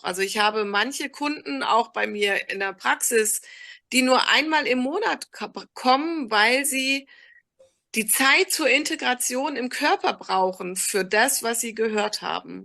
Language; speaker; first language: German; native; German